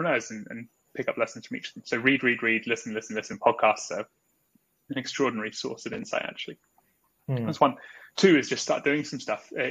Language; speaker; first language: English; native; English